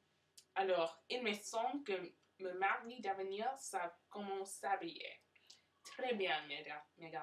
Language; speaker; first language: French; non-native, learner; English